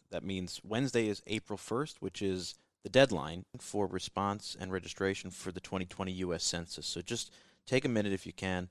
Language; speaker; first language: English; native; English